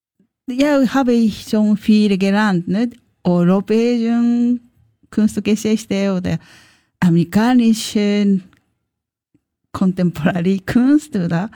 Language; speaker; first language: German; non-native, learner; Japanese